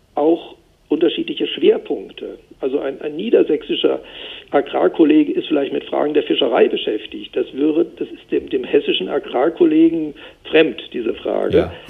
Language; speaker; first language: German; native; German